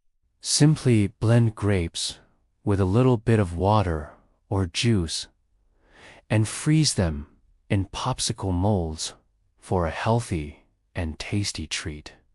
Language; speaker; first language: English; native; English